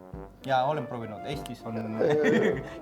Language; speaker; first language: Estonian; non-native, learner; Spanish